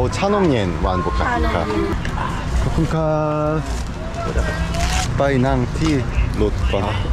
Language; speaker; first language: Thai; non-native, learner; Korean